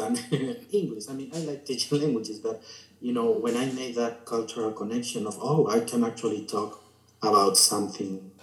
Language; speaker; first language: English; non-native, fluent; Spanish